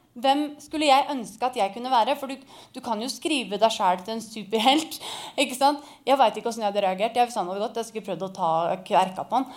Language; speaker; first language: Norwegian; native; Norwegian